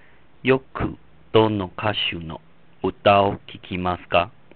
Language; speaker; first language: Japanese; non-native, fluent; Chinese